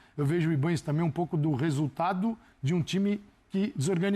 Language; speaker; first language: Portuguese; native; Portuguese